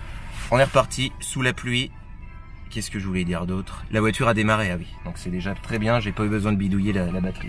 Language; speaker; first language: French; native; French